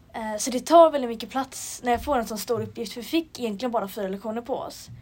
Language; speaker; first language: Swedish; native; Swedish